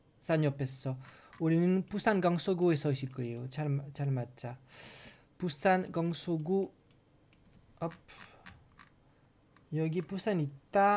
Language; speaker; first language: Korean; non-native, learner; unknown